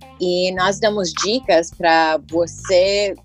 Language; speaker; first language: Portuguese; early bilingual, heritage; English